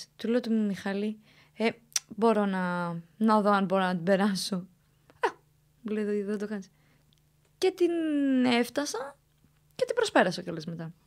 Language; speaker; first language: Greek; early bilingual, other home language; Romanian